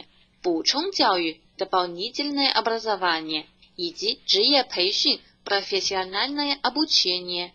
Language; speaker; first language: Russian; non-native, fluent; Chinese